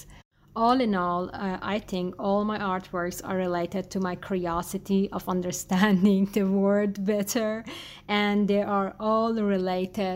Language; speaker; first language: English; non-native, fluent; Persian